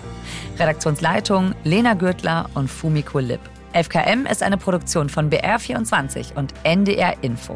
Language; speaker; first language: German; native; German